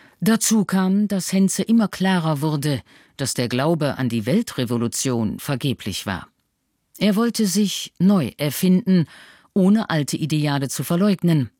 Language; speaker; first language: German; native; German